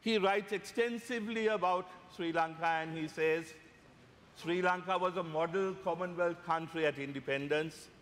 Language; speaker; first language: English; non-native, local second language; Sinhala